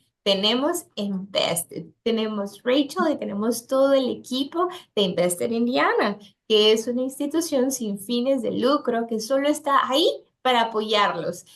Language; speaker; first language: Spanish; native; Spanish